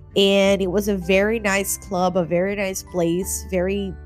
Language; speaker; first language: English; non-native, fluent; Portuguese